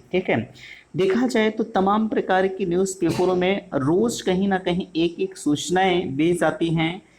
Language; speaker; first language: Hindi; native; Hindi